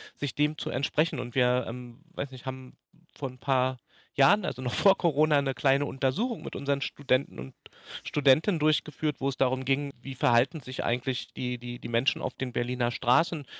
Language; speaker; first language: German; native; German